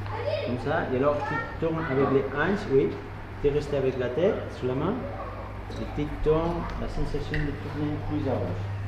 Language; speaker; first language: French; non-native, learner; Spanish